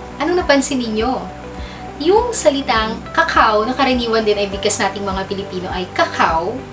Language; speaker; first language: Filipino; native; Filipino